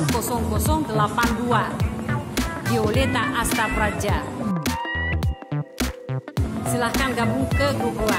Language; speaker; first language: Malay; non-native, fluent; Russian